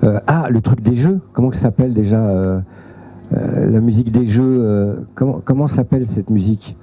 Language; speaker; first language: French; native; French